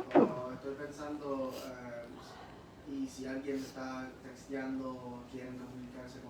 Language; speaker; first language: Spanish; early bilingual, heritage; Spanish